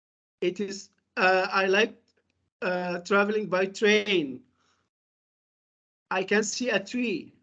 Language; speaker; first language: English; non-native, fluent; Arabic